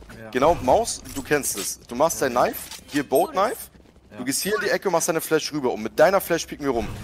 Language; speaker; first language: German; native; German